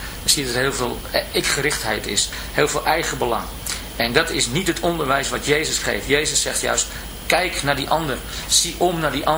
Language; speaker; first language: Dutch; native; Dutch